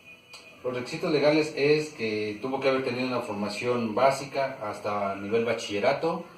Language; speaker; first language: Spanish; native; Spanish